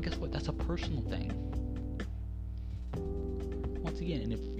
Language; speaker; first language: English; native; English